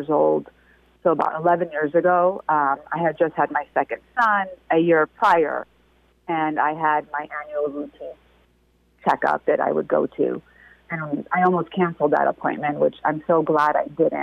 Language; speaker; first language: English; native; English